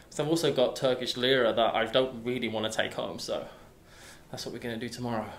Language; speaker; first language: English; native; English